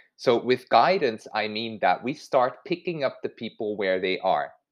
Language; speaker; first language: English; non-native, fluent; Swiss German